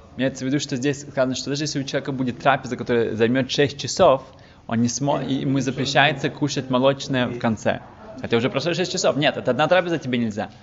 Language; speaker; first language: Russian; early bilingual, heritage; Russian